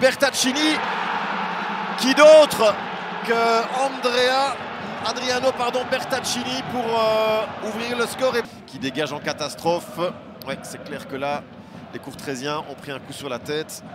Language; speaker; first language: French; native; French